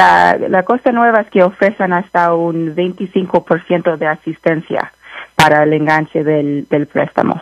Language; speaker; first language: Spanish; early bilingual, heritage; Spanish